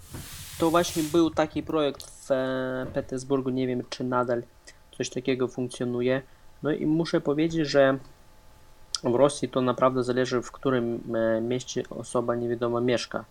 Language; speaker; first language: Polish; non-native, fluent; Russian